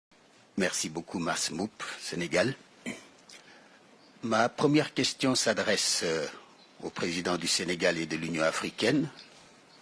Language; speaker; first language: French; non-native, local second language; Wolof